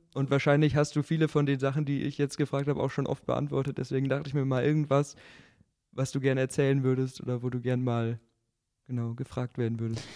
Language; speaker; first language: German; native; German